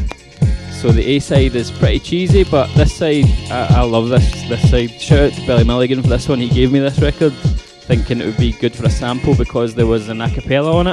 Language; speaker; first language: English; native; English